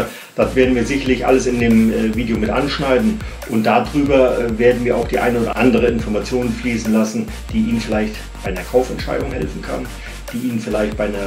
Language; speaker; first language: German; native; German